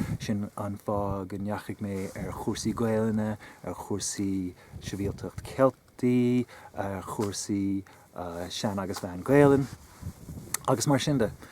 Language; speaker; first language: Irish; non-native, local second language; English